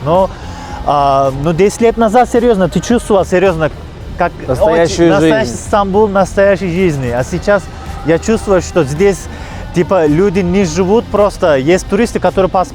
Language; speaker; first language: Russian; non-native, fluent; Turkish